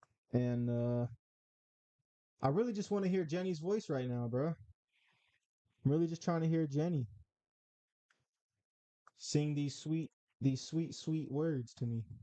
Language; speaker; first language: English; native; English